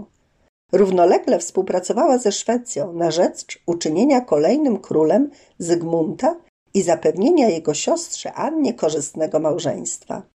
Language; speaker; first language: Polish; native; Polish